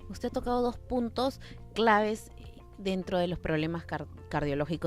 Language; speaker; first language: Spanish; native; Spanish